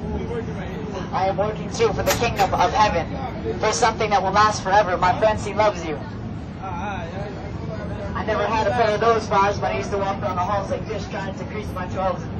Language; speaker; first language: English; native; English